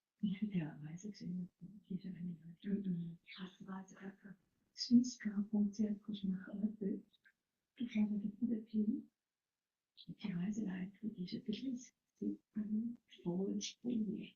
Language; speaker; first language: German; non-native, learner; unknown